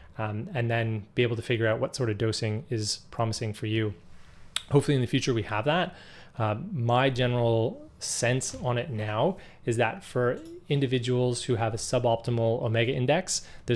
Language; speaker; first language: English; native; English